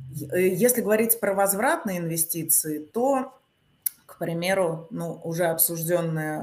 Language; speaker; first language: Russian; native; Russian